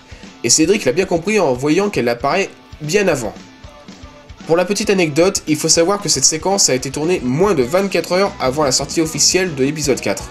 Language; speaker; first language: French; native; French